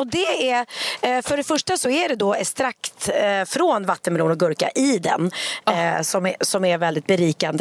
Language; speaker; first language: Swedish; native; Swedish